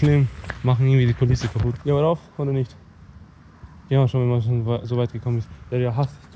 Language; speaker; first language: German; early bilingual, other home language; Bosnian